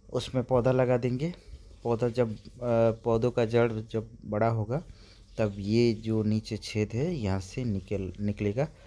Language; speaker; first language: Hindi; non-native, local second language; Bangla